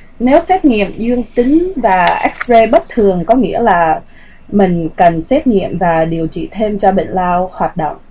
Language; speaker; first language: Vietnamese; early bilingual, heritage; Vietnamese